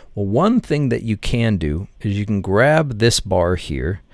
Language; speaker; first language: English; native; English